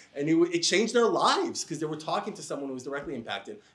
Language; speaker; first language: English; native; English